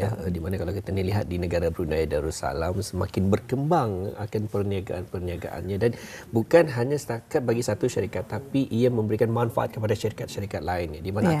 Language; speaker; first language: Malay; native; Malay